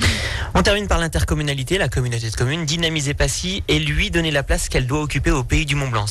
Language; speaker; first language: French; native; French